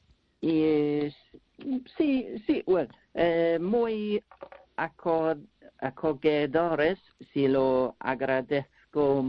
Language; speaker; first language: Spanish; non-native, learner; English